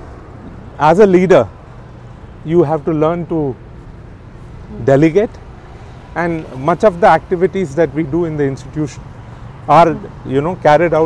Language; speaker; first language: English; non-native, local second language; Tamil